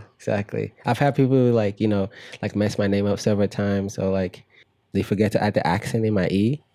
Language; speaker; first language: English; early bilingual, other home language; Igbo